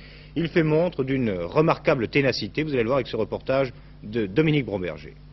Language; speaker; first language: French; native; French